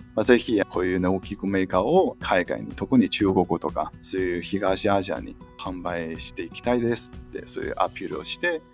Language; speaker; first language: Japanese; non-native, fluent; Chinese